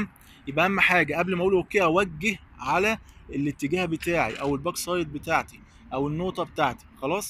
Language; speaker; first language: Arabic; native; Arabic